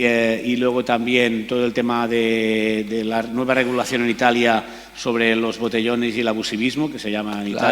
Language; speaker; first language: Spanish; native; Spanish